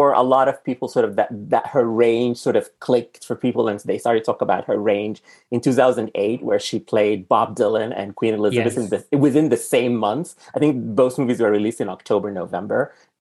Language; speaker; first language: English; non-native, fluent; Arabic